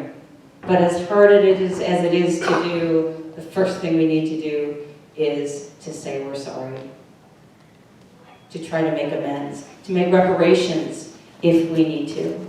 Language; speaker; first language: English; native; English